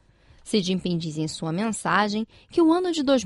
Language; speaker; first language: Portuguese; non-native, fluent; Chinese